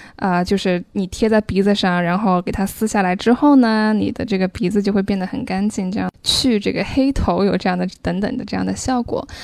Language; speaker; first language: Chinese; native; Chinese